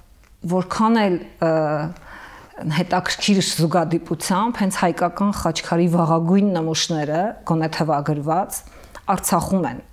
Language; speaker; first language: Armenian; native; Armenian